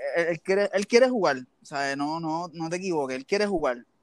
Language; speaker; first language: Spanish; native; Spanish